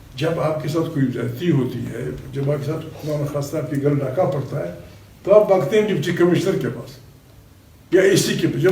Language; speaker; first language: Urdu; non-native, local second language; Pashto